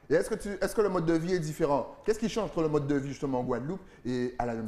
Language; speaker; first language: French; native; French